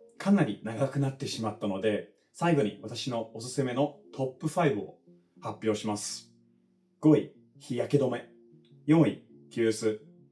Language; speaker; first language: Japanese; non-native, fluent; English